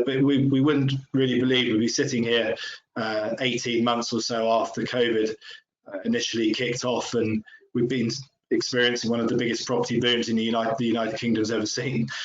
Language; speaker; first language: English; native; English